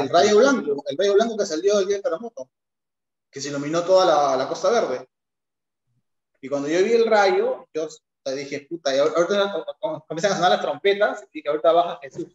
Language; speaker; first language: Spanish; native; Spanish